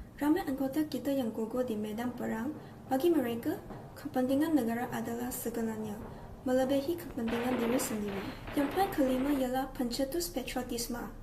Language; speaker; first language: Malay; native; Malay